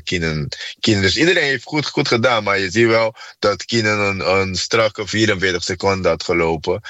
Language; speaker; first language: Dutch; non-native, fluent; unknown